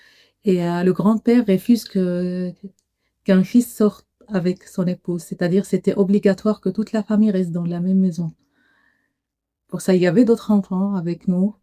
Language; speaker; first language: French; non-native, learner; Arabic